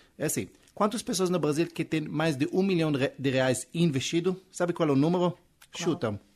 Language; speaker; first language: Portuguese; non-native, fluent; Hebrew